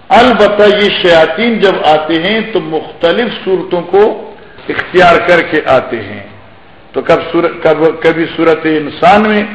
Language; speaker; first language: Urdu; non-native, local second language; Northern Hindko